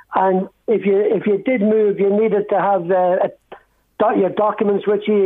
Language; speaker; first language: English; native; English